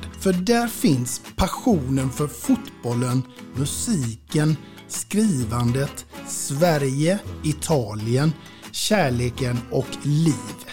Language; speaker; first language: Swedish; native; Swedish